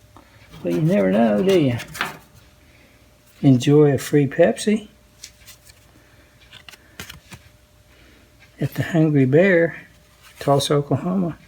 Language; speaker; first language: English; native; English